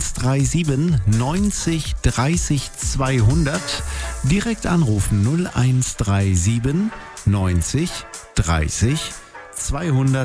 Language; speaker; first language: German; native; German